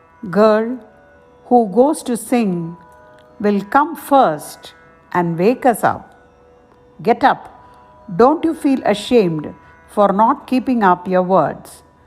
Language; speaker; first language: English; non-native, local second language; Tamil